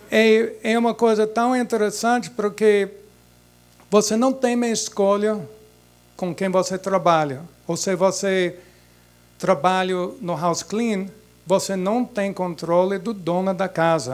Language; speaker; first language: Portuguese; non-native, fluent; English